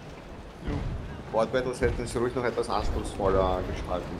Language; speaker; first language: German; native; German